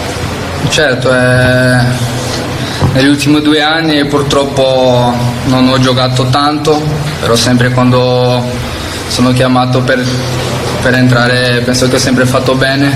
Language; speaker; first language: Italian; non-native, fluent; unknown